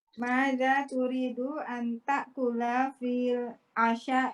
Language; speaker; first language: Arabic; non-native, learner; Indonesian